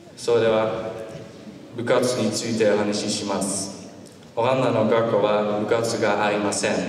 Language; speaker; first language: Japanese; non-native, learner; Dutch